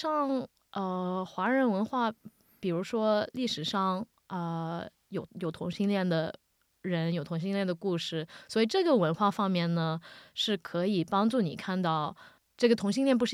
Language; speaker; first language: Chinese; early bilingual, heritage; Wu Chinese